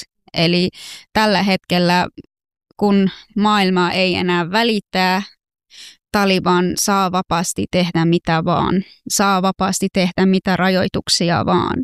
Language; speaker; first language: Finnish; non-native, fluent; Persian